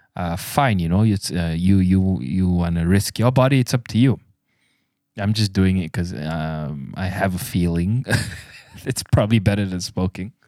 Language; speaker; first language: English; non-native, local second language; Malay